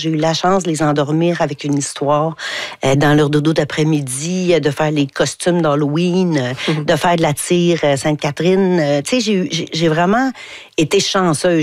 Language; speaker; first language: French; native; French